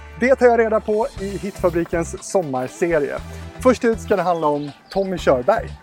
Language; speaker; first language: Swedish; native; Swedish